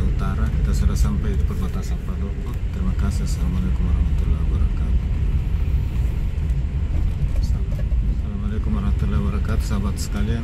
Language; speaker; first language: Indonesian; native; Indonesian